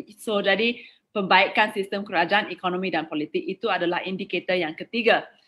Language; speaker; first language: Malay; non-native, local second language; English